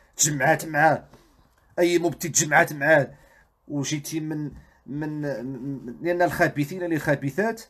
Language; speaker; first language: Arabic; non-native, local second language; Riffian